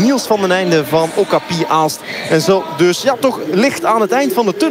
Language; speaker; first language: Dutch; native; Dutch